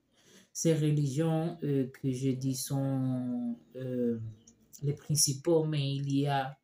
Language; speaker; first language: French; non-native, learner; Spanish